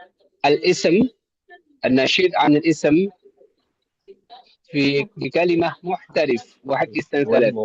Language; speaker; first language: Arabic; non-native, fluent; Indonesian